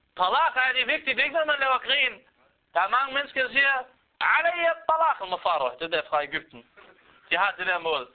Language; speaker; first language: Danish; non-native, fluent; Arabic